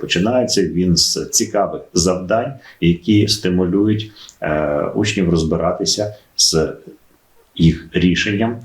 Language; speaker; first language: Ukrainian; native; Ukrainian